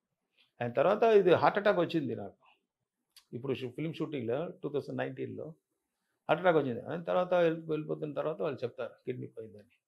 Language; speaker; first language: Telugu; non-native, learner; Tamil